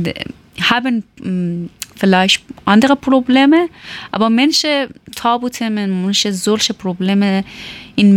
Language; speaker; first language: German; non-native, learner; Persian